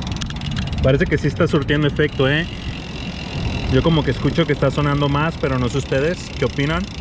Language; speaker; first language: Spanish; native; Spanish